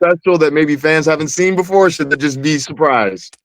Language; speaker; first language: English; native; English